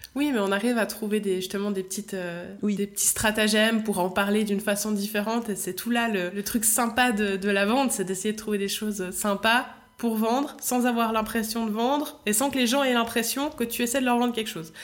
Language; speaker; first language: French; native; French